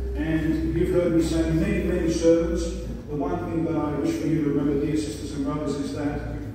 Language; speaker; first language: English; early bilingual, other home language; Greek